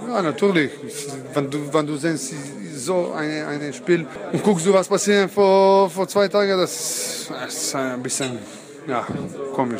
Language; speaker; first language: German; non-native, learner; Croatian